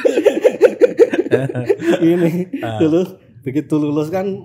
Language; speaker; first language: Indonesian; non-native, local second language; Javanese